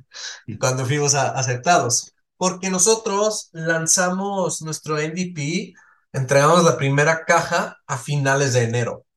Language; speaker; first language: Spanish; non-native, fluent; Swiss German